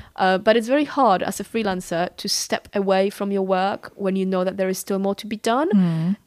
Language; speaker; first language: English; non-native, fluent; Polish